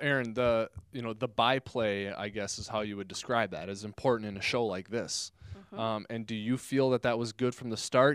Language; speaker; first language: English; native; English